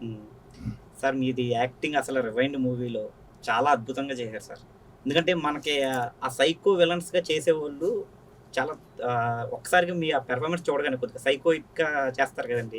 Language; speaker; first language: Telugu; native; Telugu